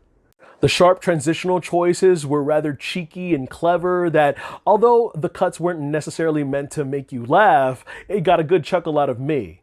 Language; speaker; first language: English; native; English